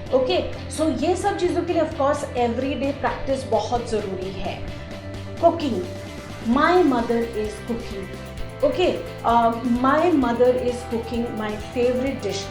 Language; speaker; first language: Hindi; native; Hindi